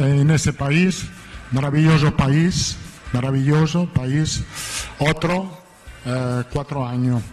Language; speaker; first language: Portuguese; non-native, learner; Italian